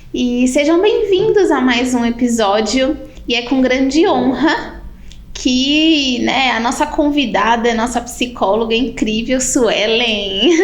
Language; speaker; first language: Portuguese; native; Portuguese